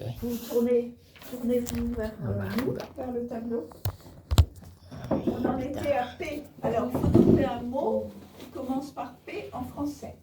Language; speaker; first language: French; native; French